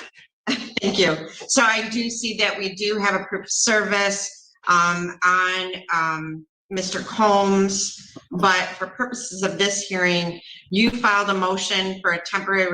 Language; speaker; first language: English; native; English